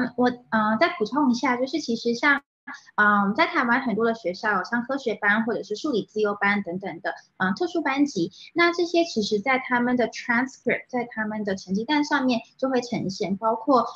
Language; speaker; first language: Chinese; early bilingual, other home language; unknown